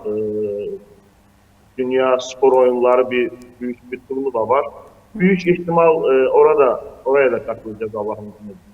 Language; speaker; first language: Turkish; non-native, fluent; Azerbaijani